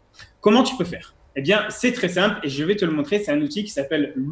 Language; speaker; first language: French; native; French